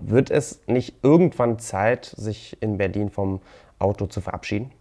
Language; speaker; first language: German; native; German